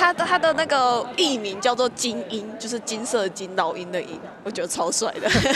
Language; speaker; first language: Chinese; native; Chinese